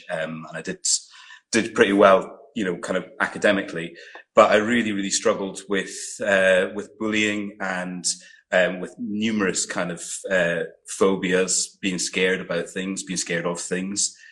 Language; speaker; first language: English; native; English